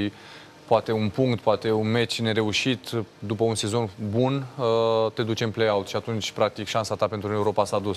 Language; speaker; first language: Romanian; native; Romanian